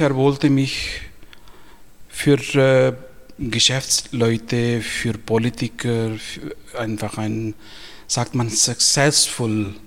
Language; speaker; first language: German; non-native, fluent; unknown